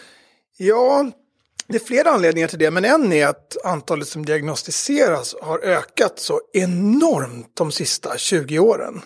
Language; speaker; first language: Swedish; native; Swedish